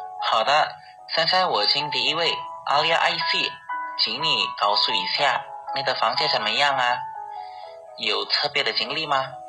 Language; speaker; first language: Chinese; non-native, learner; Indonesian